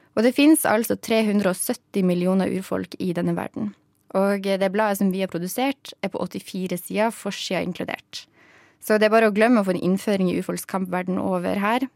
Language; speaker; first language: Norwegian; native; Norwegian